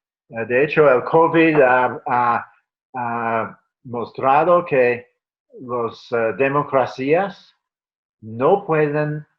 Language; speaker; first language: Spanish; non-native, fluent; English